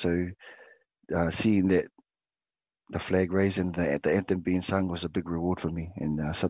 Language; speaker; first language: English; native; English